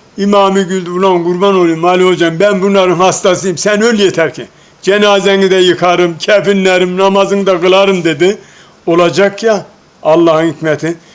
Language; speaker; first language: Turkish; native; Turkish